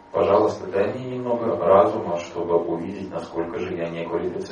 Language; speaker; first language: Russian; native; Russian